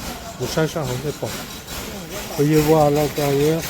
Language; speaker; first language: French; early bilingual, heritage; Vietnamese